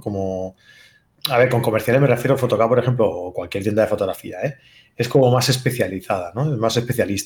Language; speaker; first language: Spanish; native; Spanish